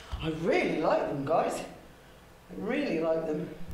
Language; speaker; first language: English; native; English